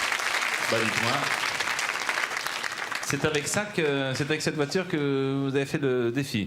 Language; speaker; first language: French; native; French